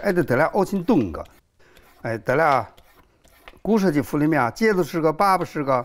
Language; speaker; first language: Russian; non-native, learner; Chinese